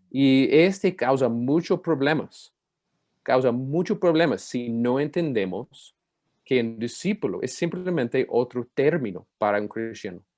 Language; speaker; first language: Spanish; non-native, fluent; English